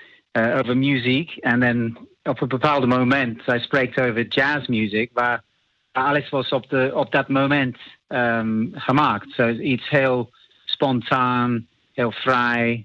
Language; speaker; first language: Dutch; non-native, learner; English